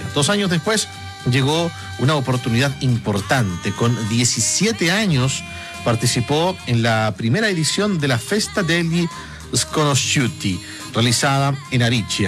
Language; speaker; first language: Spanish; native; Spanish